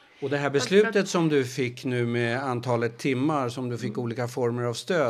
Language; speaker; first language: Swedish; native; Swedish